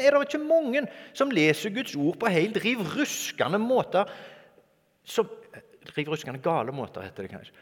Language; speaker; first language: Norwegian; native; Norwegian